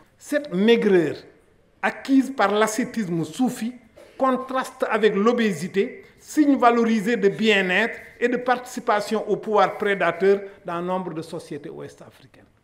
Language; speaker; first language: French; non-native, local second language; Wolof